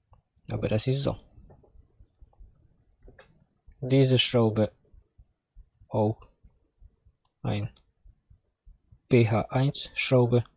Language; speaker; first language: German; non-native, fluent; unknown